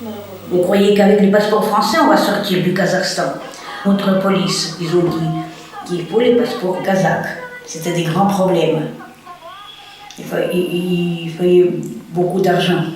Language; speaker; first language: French; early bilingual, heritage; Russian